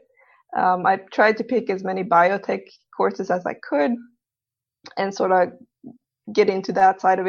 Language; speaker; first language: English; non-native, fluent; Swedish